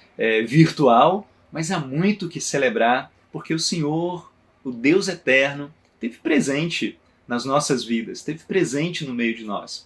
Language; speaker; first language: Portuguese; native; Portuguese